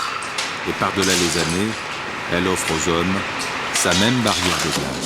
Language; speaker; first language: French; native; French